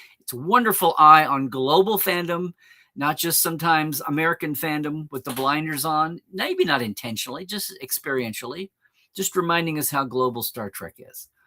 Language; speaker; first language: English; native; English